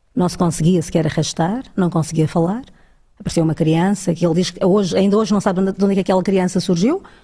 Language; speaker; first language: Portuguese; early bilingual, other home language; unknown